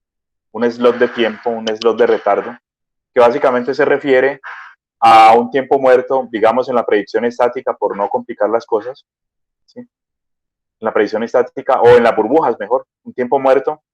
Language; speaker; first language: Spanish; native; Spanish